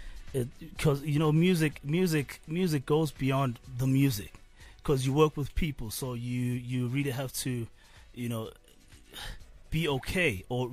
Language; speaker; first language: English; non-native, local second language; Swati